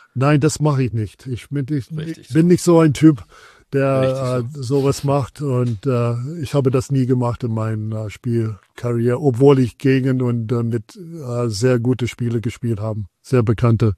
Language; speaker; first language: German; non-native, fluent; English